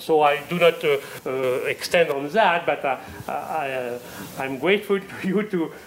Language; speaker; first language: English; non-native, fluent; French